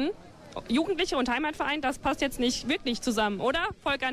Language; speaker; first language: German; native; German